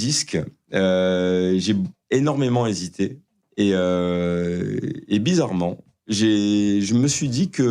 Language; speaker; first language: French; native; French